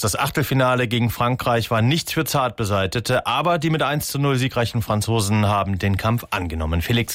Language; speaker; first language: German; native; German